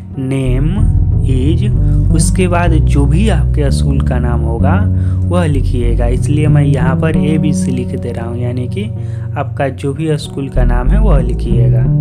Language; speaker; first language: Hindi; native; Hindi